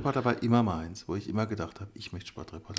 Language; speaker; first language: German; native; German